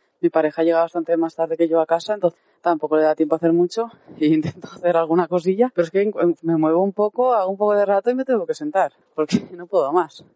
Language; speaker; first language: Spanish; native; Spanish